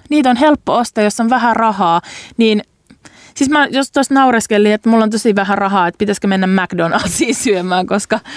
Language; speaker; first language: Finnish; native; Finnish